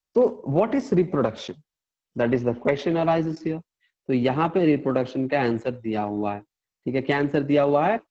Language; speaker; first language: Hindi; non-native, local second language; Punjabi